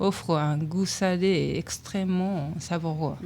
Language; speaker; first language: French; non-native, learner; Japanese